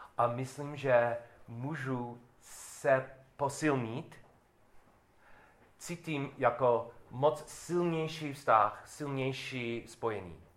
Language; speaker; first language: Czech; non-native, learner; English